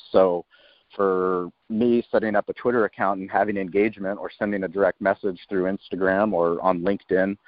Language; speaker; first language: English; native; English